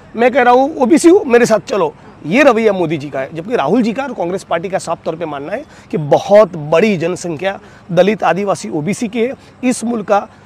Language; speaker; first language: Hindi; non-native, local second language; Gujarati